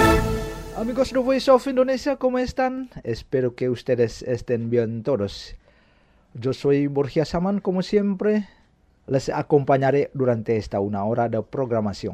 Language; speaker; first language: Spanish; non-native, fluent; Indonesian